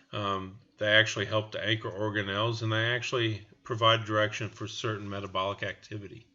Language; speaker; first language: English; native; English